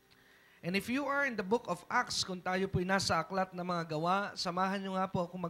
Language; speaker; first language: Filipino; native; Filipino